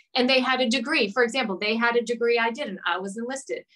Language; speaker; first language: English; native; English